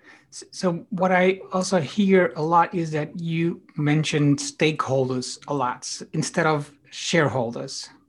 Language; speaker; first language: English; non-native, fluent; Dutch